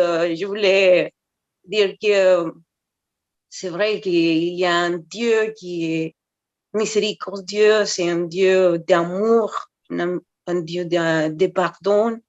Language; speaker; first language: French; non-native, fluent; Spanish